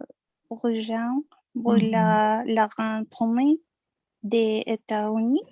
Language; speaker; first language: French; non-native, learner; Spanish